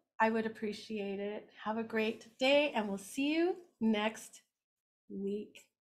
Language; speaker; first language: English; native; English